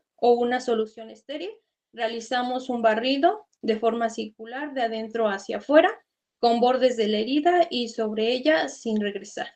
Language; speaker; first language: Spanish; native; Spanish